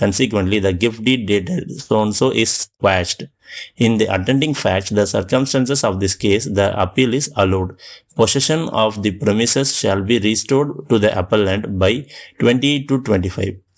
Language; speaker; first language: English; non-native, local second language; Tamil